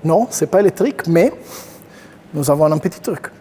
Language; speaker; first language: French; non-native, learner; Italian